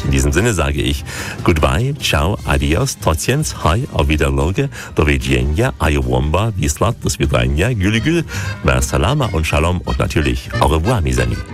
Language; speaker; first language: German; native; German